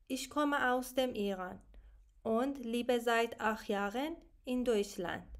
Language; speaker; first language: German; non-native, learner; Persian